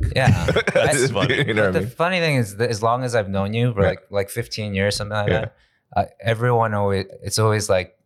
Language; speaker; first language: English; native; English